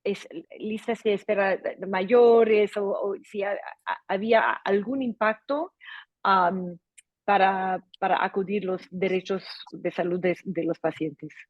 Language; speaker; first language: Spanish; non-native, fluent; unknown